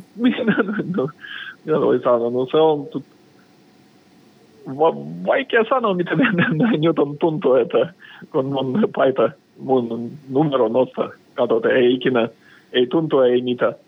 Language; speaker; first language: Finnish; non-native, learner; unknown